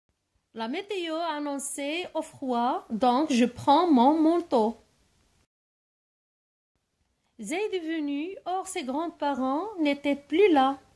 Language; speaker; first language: French; non-native, local second language; Arabic